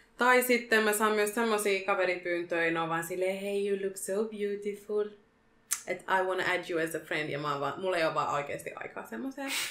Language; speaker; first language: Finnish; early bilingual, other home language; Arabic